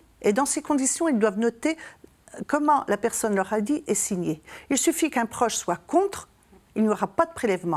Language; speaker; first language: French; native; French